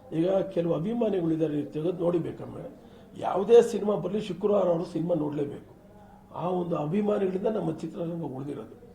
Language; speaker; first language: Kannada; native; Kannada